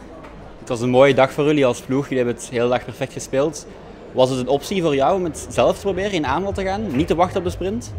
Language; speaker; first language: Dutch; native; Dutch